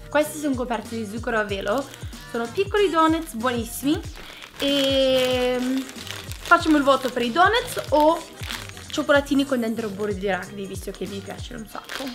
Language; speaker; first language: Italian; early bilingual, heritage; English